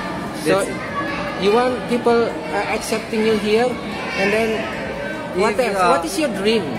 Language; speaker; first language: English; non-native, learner; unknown